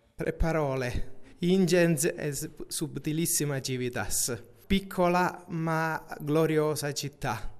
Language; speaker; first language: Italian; native; Italian